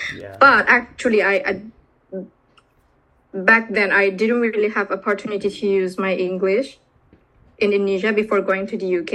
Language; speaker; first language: English; non-native, fluent; Indonesian